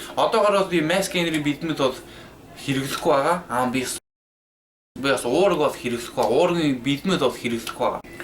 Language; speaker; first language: Mongolian; early bilingual, heritage; Mongolian